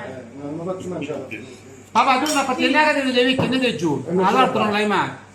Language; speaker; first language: Italian; native; Italian